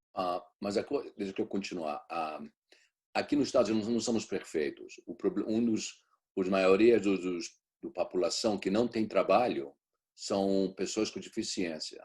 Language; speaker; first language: Portuguese; early bilingual, heritage; Portuguese